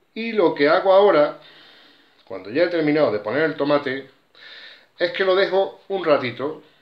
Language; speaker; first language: Spanish; native; Spanish